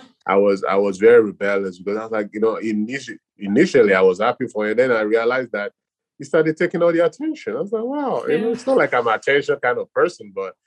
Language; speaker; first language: English; non-native, local second language; Yoruba